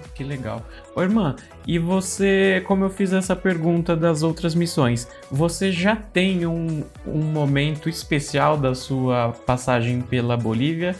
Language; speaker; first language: Portuguese; native; Portuguese